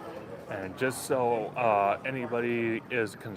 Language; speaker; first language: English; native; English